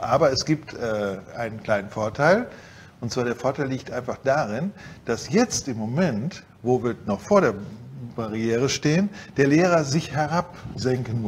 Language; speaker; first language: German; native; German